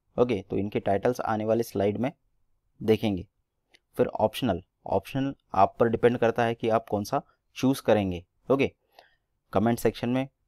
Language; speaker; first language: Hindi; non-native, local second language; Marathi